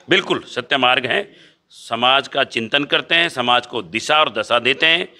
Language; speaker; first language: Hindi; native; Hindi